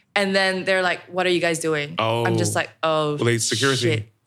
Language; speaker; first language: English; non-native, local second language; Cantonese